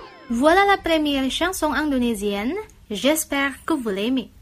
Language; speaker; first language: French; non-native, fluent; Indonesian